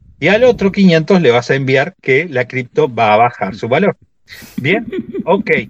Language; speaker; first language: Spanish; native; Spanish